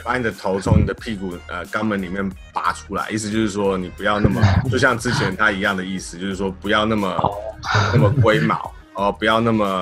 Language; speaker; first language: Chinese; native; Chinese